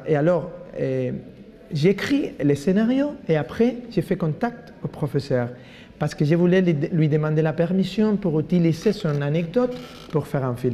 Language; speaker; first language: French; non-native, fluent; Spanish